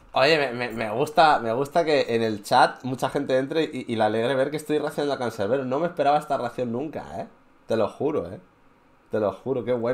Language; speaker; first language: Spanish; native; Spanish